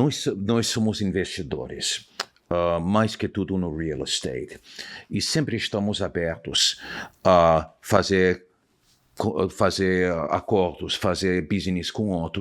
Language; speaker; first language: Portuguese; non-native, fluent; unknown